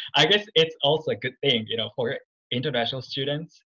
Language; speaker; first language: English; non-native, fluent; Japanese